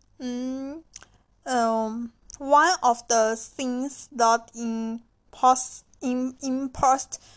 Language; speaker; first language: English; non-native, learner; Chinese